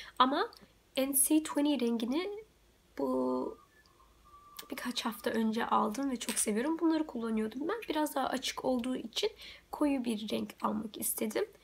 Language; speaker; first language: Turkish; early bilingual, heritage; Turkish